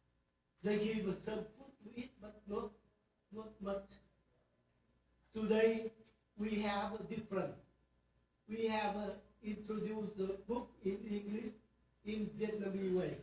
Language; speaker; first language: English; non-native, learner; Vietnamese